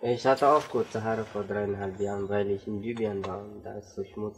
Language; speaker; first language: German; non-native, fluent; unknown